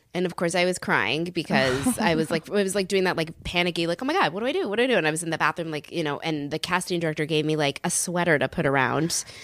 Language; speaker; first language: English; native; English